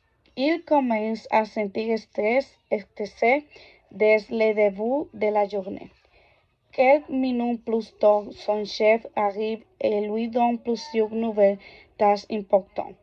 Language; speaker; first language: French; non-native, learner; Spanish